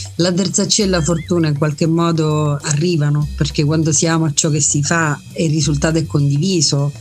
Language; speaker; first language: Italian; native; Italian